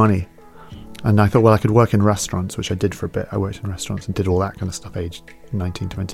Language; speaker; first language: English; native; English